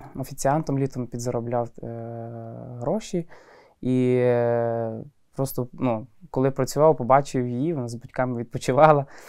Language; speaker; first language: Ukrainian; native; Ukrainian